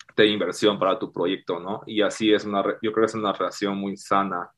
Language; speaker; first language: Spanish; non-native, fluent; Chinese